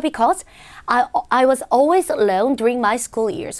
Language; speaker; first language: English; non-native, fluent; Korean